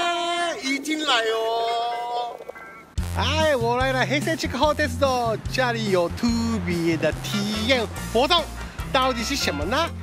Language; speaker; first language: Chinese; non-native, fluent; Japanese